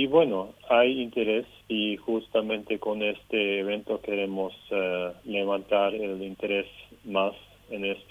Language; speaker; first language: Spanish; non-native, local second language; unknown